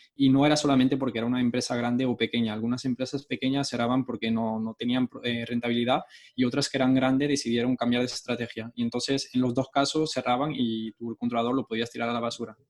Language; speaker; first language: Spanish; early bilingual, heritage; Spanish